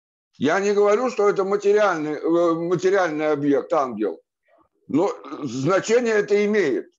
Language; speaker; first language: Russian; native; Russian